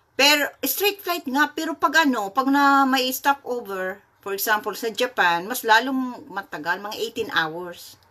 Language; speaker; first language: Filipino; non-native, local second language; Bikol